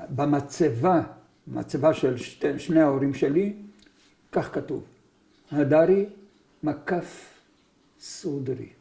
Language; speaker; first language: Hebrew; early bilingual, other home language; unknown